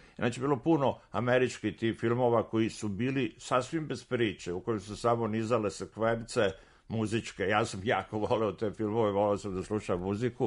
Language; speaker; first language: Serbian; native; Serbian